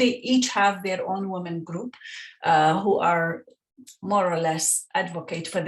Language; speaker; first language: English; non-native, fluent; Kurdish